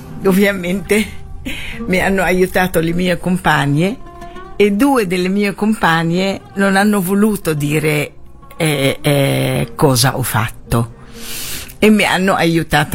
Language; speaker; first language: Italian; non-native, fluent; Arabic